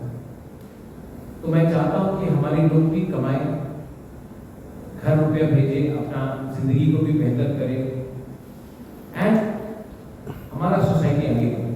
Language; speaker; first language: Hindi; non-native, local second language; Kok Borok